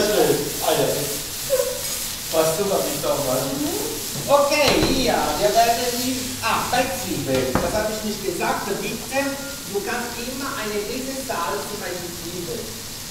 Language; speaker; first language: German; non-native, fluent; Italian